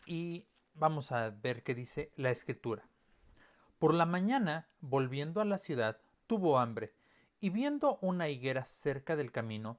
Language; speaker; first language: Spanish; native; Spanish